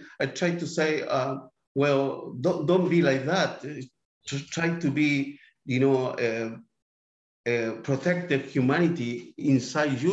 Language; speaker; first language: English; non-native, fluent; Spanish